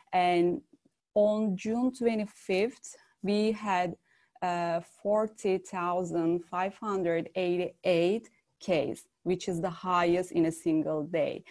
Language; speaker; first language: English; non-native, fluent; Turkish